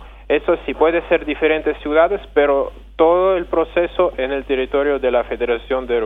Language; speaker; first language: Spanish; non-native, fluent; Russian